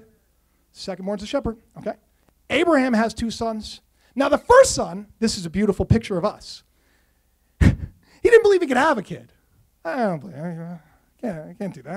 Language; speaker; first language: English; native; English